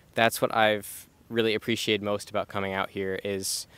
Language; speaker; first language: English; native; English